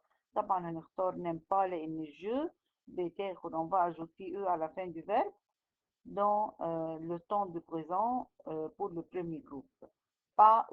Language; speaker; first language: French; non-native, fluent; Arabic